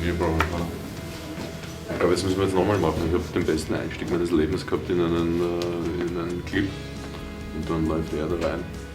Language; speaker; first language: German; native; German